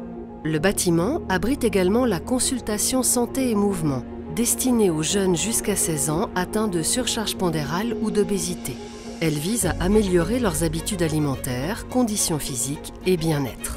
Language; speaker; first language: French; native; French